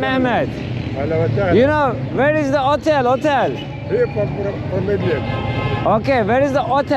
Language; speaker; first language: English; non-native, learner; Turkish